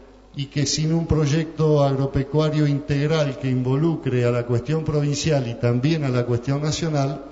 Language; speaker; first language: Spanish; native; Spanish